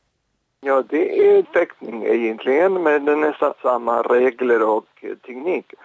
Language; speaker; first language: Swedish; non-native, fluent; Spanish